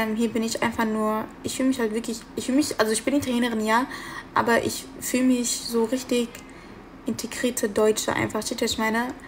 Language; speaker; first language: German; early bilingual, other home language; Italian